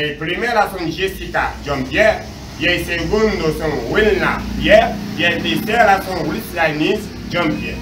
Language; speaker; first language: Spanish; non-native, learner; Haitian Creole